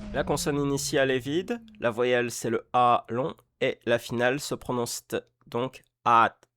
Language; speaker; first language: French; native; French